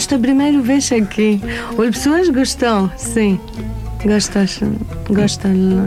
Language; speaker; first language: Portuguese; non-native, learner; Arabic